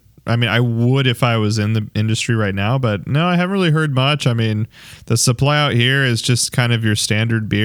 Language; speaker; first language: English; native; English